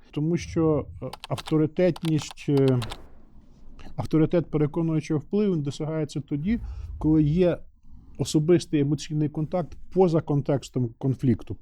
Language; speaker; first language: Ukrainian; native; Ukrainian